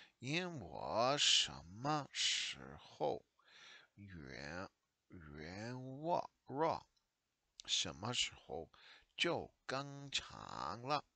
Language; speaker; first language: Chinese; non-native, learner; English